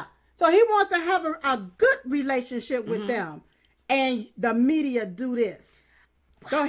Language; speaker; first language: English; native; English